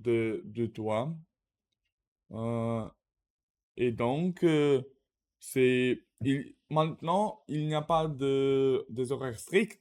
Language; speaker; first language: French; non-native, learner; Russian